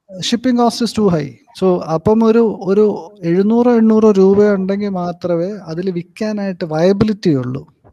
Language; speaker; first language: English; non-native, local second language; Malayalam